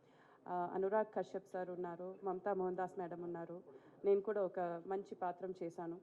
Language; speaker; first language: Telugu; non-native, fluent; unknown